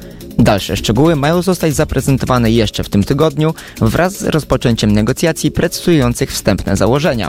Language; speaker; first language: Polish; native; Polish